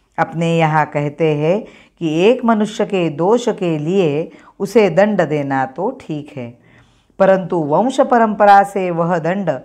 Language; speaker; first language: Hindi; non-native, local second language; Marathi